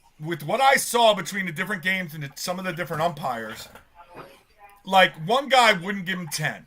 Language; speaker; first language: English; native; English